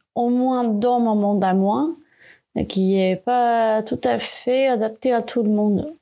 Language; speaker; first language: French; non-native, fluent; Swedish